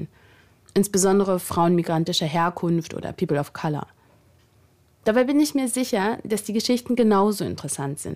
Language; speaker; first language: German; native; German